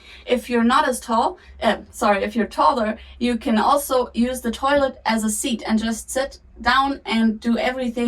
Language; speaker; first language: English; non-native, fluent; German